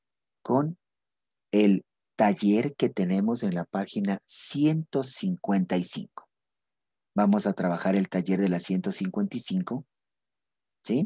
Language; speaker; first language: Spanish; native; Spanish